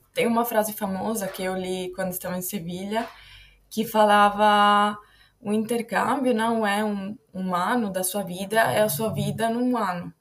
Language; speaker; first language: Portuguese; non-native, fluent; Italian